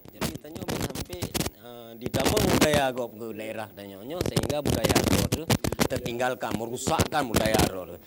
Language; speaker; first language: Malay; non-native, local second language; Achinese